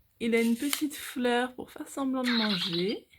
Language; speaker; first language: French; native; French